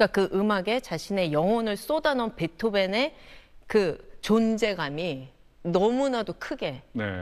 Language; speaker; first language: Korean; native; Korean